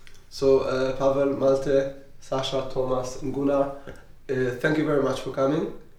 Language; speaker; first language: English; non-native, fluent; Hebrew